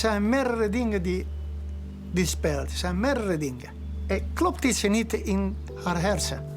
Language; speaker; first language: Dutch; non-native, learner; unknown